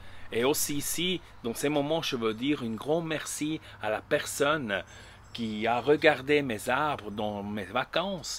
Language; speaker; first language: French; non-native, learner; Spanish